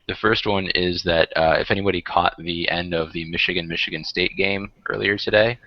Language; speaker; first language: English; native; English